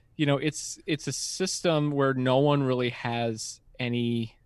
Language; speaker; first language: English; native; English